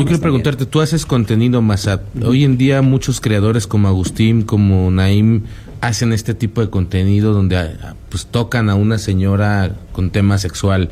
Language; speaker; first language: Spanish; native; Spanish